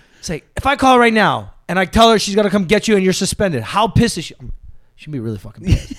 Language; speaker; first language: English; native; English